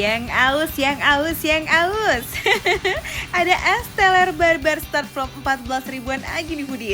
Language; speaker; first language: Indonesian; native; Indonesian